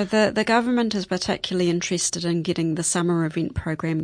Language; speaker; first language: English; native; English